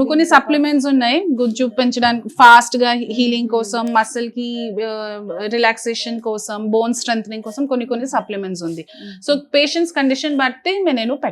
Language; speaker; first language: Telugu; non-native, fluent; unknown